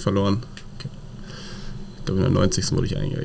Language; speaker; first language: German; native; German